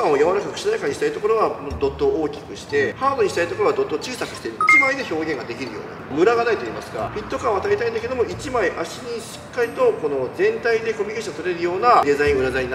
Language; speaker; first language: Japanese; native; Japanese